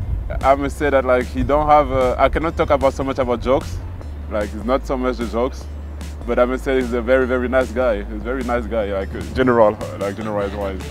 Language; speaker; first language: English; non-native, fluent; French